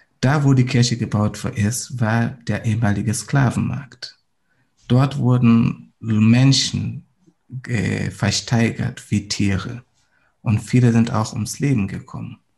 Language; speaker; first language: German; non-native, fluent; Swahili